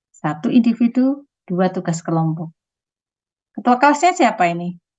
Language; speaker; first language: Indonesian; native; Indonesian